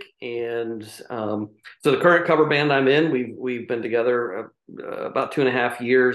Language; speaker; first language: English; native; English